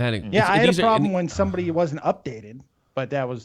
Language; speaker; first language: English; native; English